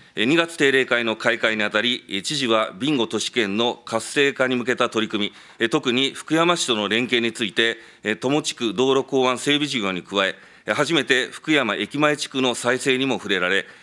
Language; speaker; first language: Japanese; native; Japanese